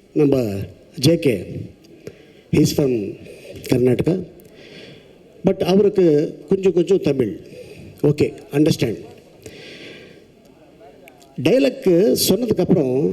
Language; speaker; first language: Tamil; non-native, local second language; Telugu